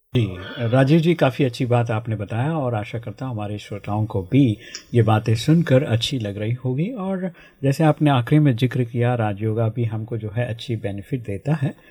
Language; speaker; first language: Hindi; native; Hindi